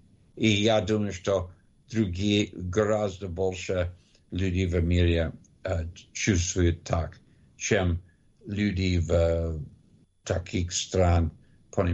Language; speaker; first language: Russian; non-native, learner; English